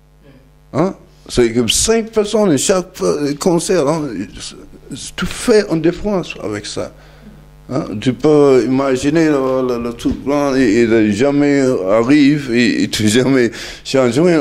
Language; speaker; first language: French; non-native, learner; English